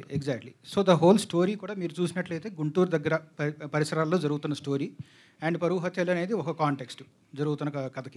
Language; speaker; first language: Telugu; native; Telugu